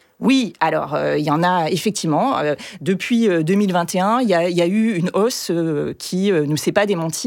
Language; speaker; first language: French; native; French